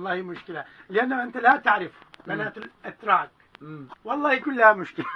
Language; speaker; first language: Arabic; non-native, learner; Turkish